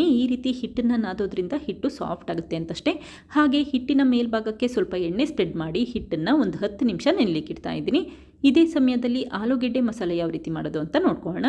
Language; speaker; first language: Kannada; native; Kannada